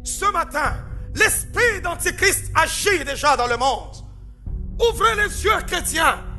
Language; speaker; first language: French; non-native, local second language; Haitian Creole